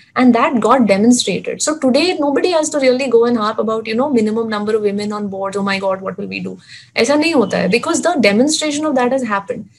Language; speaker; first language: English; non-native, local second language; Hindi